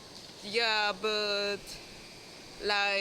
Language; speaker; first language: English; non-native, learner; Spanish